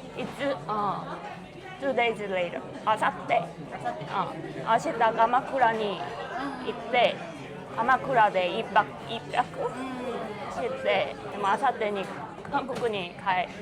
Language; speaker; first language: Japanese; non-native, learner; Korean